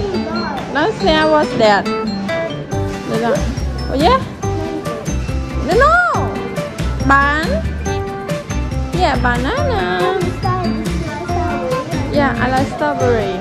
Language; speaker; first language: English; non-native, learner; Khmer